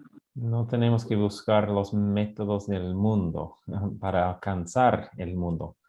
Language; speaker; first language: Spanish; non-native, fluent; English